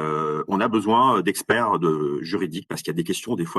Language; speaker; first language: French; native; French